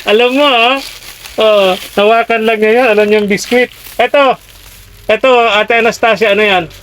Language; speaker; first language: Filipino; native; Filipino